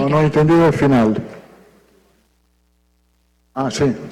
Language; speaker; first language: Portuguese; non-native, fluent; Italian